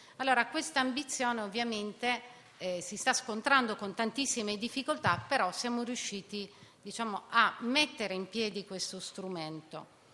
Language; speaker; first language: Italian; native; Italian